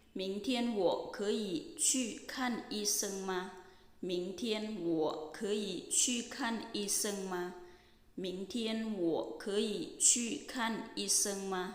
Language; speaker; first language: Chinese; non-native, fluent; Thai